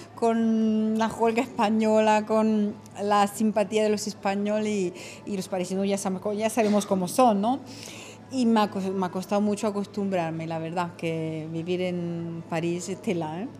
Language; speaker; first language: Spanish; non-native, fluent; French